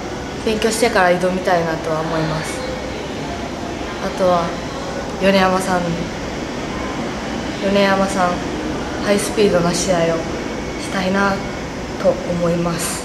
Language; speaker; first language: Japanese; native; Japanese